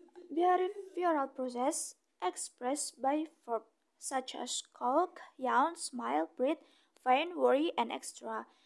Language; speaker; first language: English; non-native, learner; Indonesian